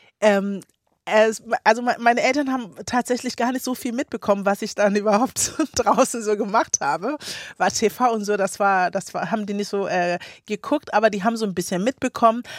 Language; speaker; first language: German; early bilingual, other home language; Akan